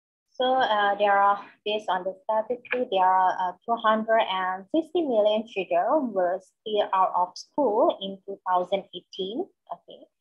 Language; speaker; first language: English; non-native, local second language; Malay